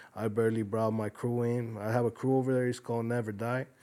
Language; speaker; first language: English; early bilingual, other home language; Spanish